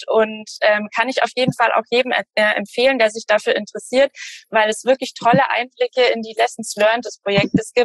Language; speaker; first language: German; native; German